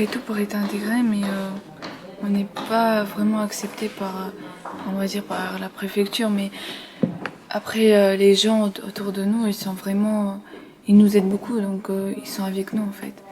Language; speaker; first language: French; early bilingual, other home language; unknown